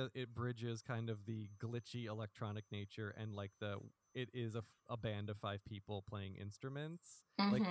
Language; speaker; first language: English; native; English